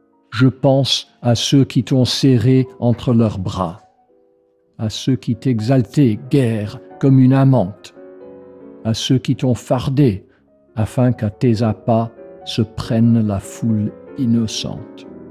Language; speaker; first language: French; non-native, fluent; English